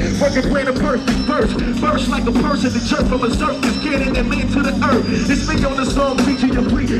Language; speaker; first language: English; native; English